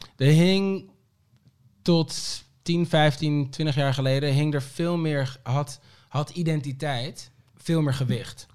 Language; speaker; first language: Dutch; early bilingual, other home language; Papiamento